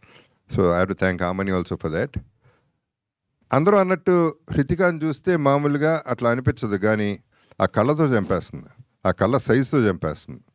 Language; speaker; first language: Telugu; native; Telugu